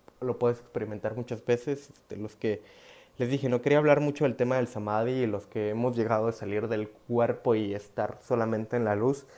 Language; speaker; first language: Spanish; native; Spanish